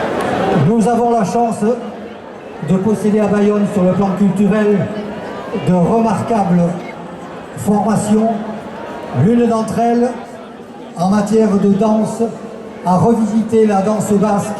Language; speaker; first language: French; native; French